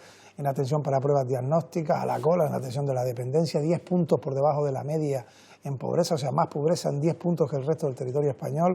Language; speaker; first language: Spanish; native; Spanish